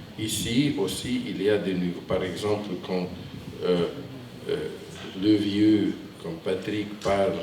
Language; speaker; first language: French; non-native, fluent; Hungarian